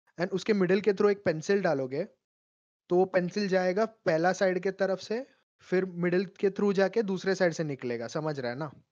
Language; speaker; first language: Hindi; non-native, local second language; Malayalam